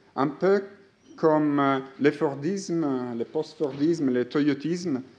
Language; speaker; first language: French; non-native, fluent; Greek